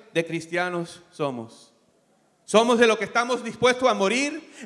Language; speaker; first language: Spanish; early bilingual, other home language; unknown